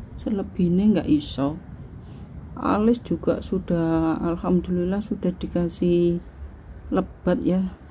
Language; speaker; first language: Indonesian; non-native, local second language; Javanese